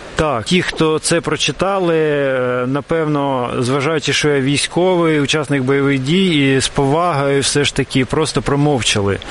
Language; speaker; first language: Ukrainian; non-native, local second language; Russian